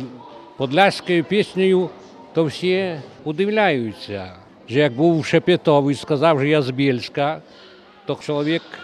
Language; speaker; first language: Polish; non-native, local second language; Ukrainian